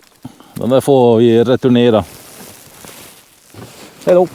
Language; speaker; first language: Swedish; native; Swedish